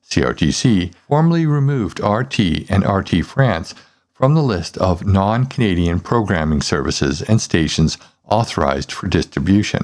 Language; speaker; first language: English; native; English